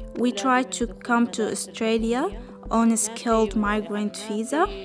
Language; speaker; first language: English; non-native, fluent; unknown